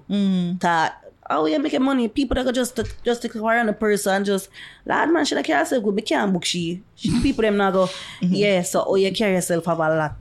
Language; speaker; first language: English; non-native, local second language; Jamaican Creole English